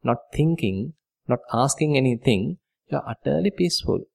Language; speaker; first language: English; non-native, local second language; Sinhala